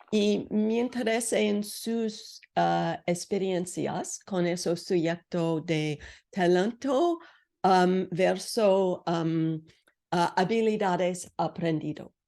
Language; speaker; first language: Spanish; non-native, learner; English